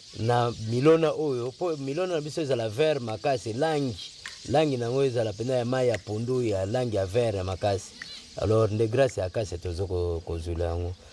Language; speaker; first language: Lingala; non-native, local second language; Kongo